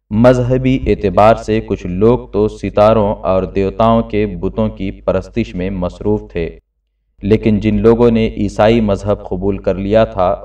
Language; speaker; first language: Urdu; native; Urdu